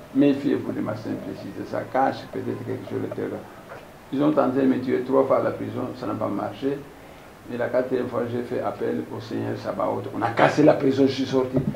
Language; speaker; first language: French; non-native, local second language; Kongo